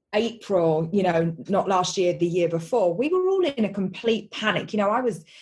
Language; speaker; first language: English; native; English